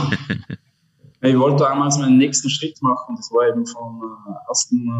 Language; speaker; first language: German; native; German